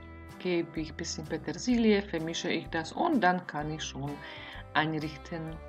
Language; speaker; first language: German; non-native, fluent; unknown